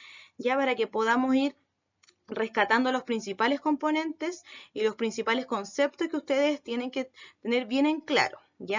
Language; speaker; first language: Spanish; native; Spanish